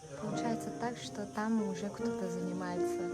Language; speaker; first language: Russian; non-native, fluent; Korean